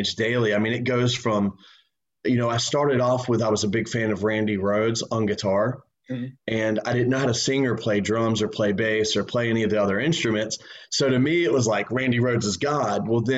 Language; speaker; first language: English; native; English